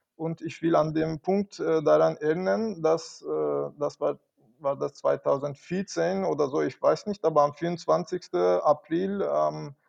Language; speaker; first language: German; non-native, fluent; Turkish